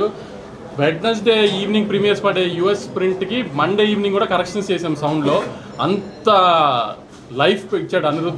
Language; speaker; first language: Telugu; native; Telugu